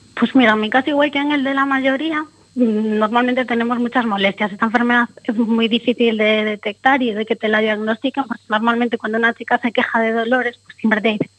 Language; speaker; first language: Spanish; native; Spanish